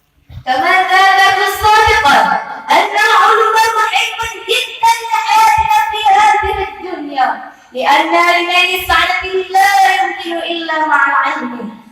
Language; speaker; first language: Arabic; non-native, learner; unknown